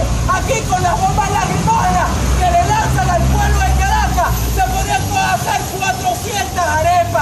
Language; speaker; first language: Spanish; native; Spanish